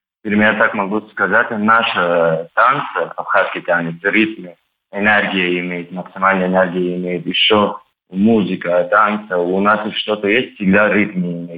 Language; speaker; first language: Russian; non-native, learner; Turkish